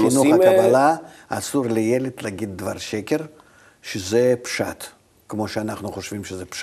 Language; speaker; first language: Hebrew; non-native, fluent; Russian